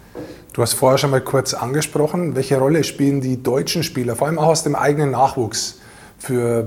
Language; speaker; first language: German; native; German